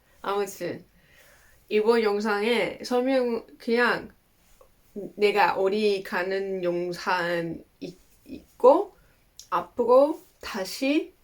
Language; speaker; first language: Korean; non-native, fluent; Dutch